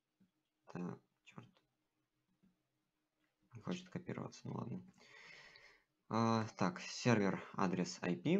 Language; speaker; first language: Russian; native; Russian